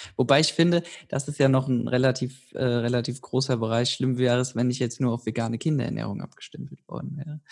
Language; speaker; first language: German; native; German